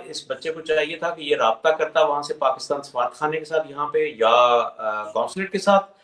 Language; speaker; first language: Urdu; non-native, local second language; Punjabi